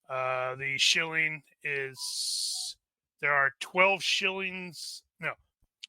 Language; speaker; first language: English; native; English